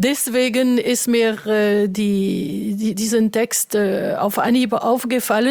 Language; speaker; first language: German; non-native, fluent; French